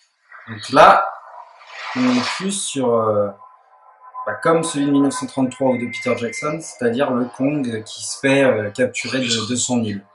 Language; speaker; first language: French; native; French